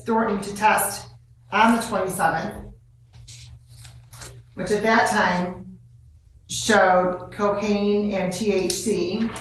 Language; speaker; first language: English; native; English